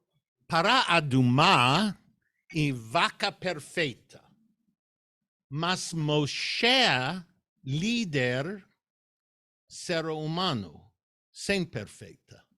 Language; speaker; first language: Portuguese; non-native, learner; English